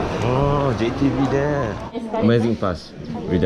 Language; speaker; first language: English; non-native, local second language; Chinese